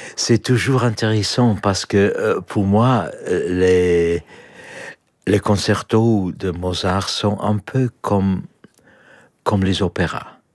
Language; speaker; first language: French; non-native, fluent; English